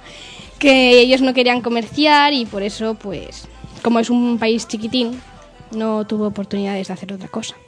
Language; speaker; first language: Spanish; native; Spanish